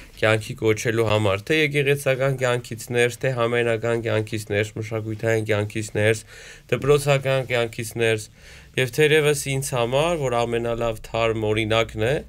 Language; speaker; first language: Armenian; native; Armenian